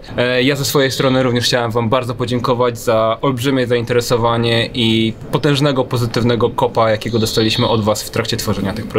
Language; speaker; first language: Polish; native; Polish